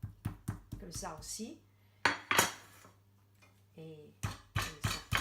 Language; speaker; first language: French; non-native, learner; Chinese